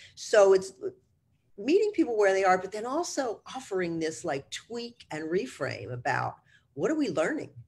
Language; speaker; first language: English; native; English